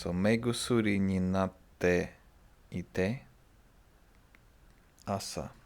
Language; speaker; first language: Japanese; non-native, learner; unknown